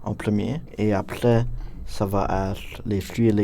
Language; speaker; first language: French; non-native, local second language; English